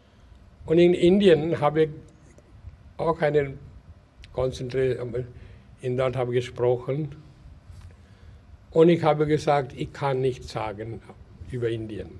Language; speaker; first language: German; non-native, learner; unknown